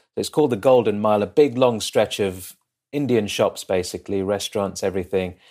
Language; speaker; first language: English; native; English